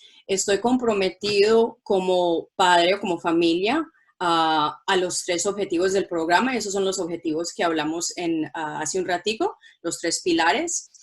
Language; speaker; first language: Spanish; non-native, local second language; English